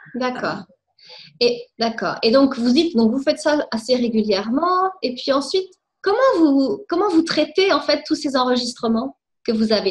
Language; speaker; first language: French; native; French